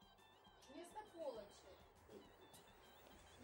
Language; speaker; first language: Russian; native; Russian